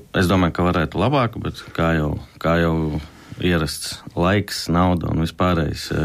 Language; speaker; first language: Latvian; native; Latvian